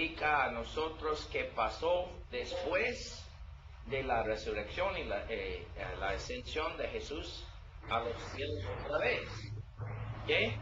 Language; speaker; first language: Spanish; non-native, learner; English